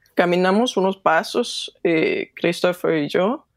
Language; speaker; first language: Spanish; non-native, fluent; Danish